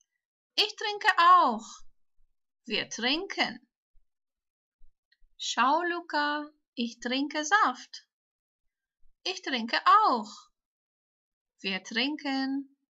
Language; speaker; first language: German; non-native, fluent; Turkish